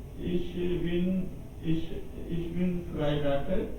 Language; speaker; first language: German; non-native, learner; Urdu